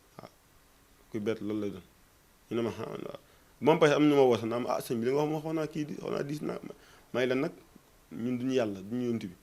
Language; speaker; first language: Wolof; non-native, local second language; Fula